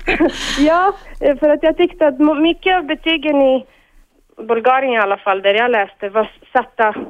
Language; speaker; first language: Swedish; non-native, fluent; Bulgarian